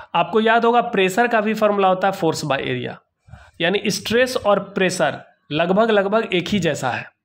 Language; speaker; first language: Hindi; native; Hindi